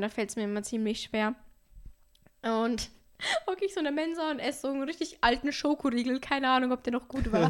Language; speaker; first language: German; native; German